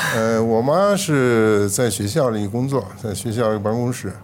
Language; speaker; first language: Chinese; non-native, fluent; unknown